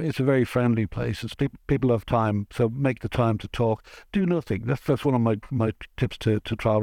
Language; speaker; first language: English; native; English